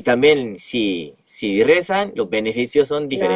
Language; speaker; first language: Spanish; non-native, fluent; Japanese